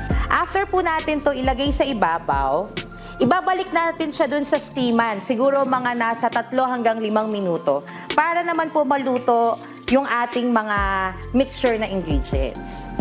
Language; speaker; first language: Filipino; native; Filipino